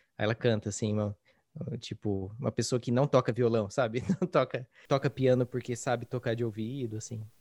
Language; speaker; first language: Portuguese; native; Portuguese